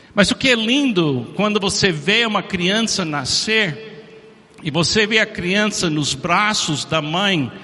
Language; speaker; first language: Portuguese; non-native, fluent; English